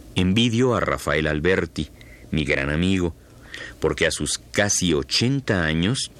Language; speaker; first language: Spanish; native; Spanish